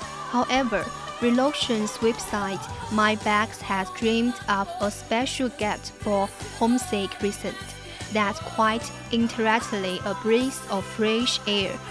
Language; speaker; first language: English; non-native, fluent; Chinese